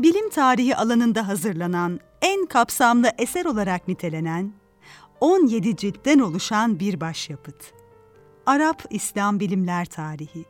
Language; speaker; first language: Turkish; native; Turkish